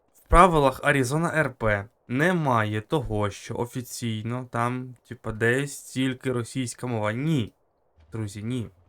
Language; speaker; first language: Ukrainian; native; Ukrainian